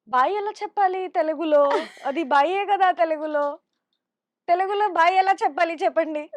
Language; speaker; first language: Telugu; non-native, learner; Bangla